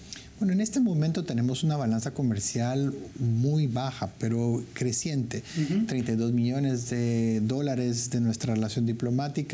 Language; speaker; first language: Spanish; native; Spanish